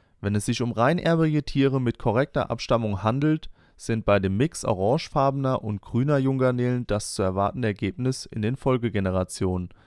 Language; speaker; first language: German; native; German